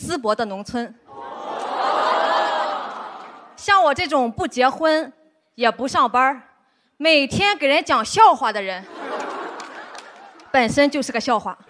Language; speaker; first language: Chinese; native; Chinese